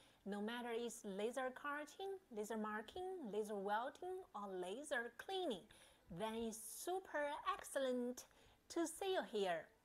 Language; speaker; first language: English; non-native, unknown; Chinese